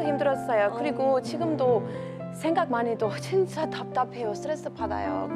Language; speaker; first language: Korean; non-native, learner; English